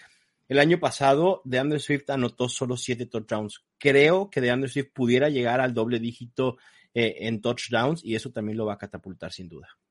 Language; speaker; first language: Spanish; native; Spanish